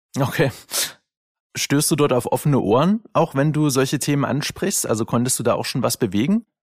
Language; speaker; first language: German; native; German